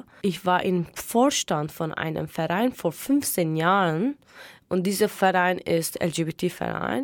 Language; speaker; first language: German; non-native, fluent; Turkish